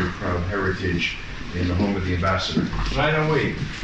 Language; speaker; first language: English; early bilingual, other home language; Greek